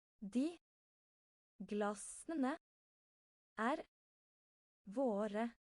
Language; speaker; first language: Norwegian; non-native, learner; English